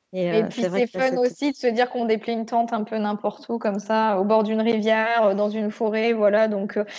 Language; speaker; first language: French; native; French